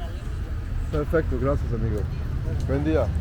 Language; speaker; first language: Spanish; non-native, learner; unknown